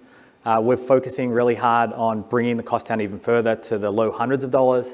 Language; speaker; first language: English; native; English